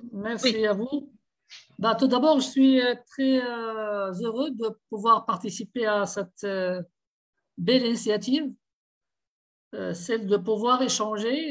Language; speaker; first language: French; non-native, local second language; Arabic